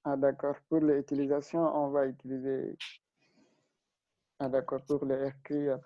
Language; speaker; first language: French; non-native, learner; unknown